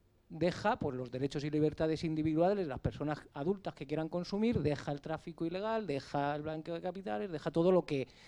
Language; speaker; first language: Spanish; native; Spanish